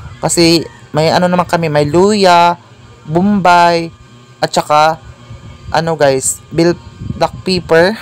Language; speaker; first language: Filipino; non-native, local second language; Cebuano